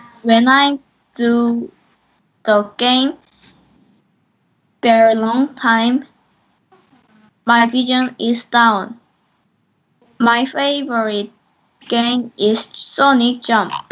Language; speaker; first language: English; non-native, learner; Korean